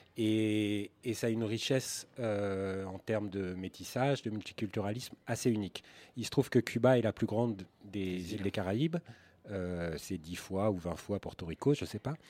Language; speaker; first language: French; native; French